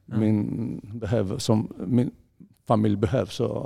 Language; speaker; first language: Swedish; non-native, fluent; Greek